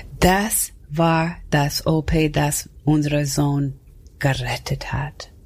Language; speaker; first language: German; non-native, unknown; English